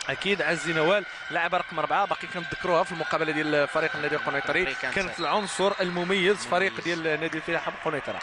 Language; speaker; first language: Arabic; native; Arabic